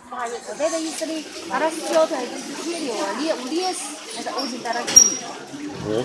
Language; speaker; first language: Russian; non-native, learner; Chinese